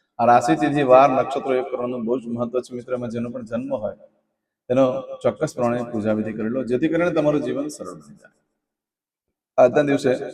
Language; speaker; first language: Gujarati; native; Gujarati